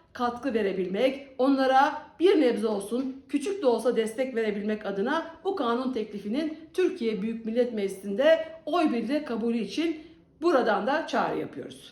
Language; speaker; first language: Turkish; native; Turkish